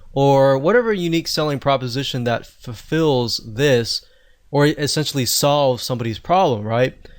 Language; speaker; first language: English; native; English